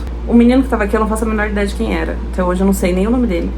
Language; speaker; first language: Portuguese; native; Portuguese